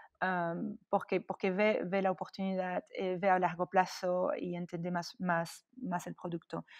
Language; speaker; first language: Spanish; non-native, fluent; French